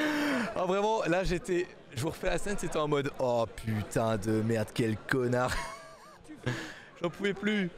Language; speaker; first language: French; native; French